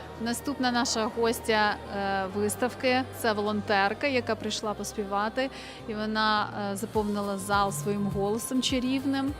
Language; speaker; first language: Ukrainian; native; Ukrainian